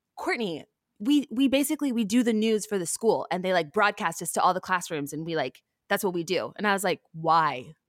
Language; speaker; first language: English; native; English